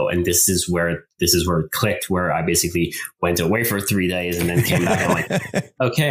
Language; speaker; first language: English; non-native, fluent; French